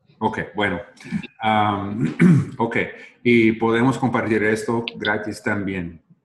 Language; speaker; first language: Spanish; non-native, learner; English